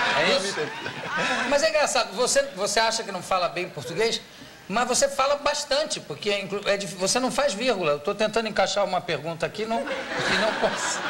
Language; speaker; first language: Portuguese; native; Portuguese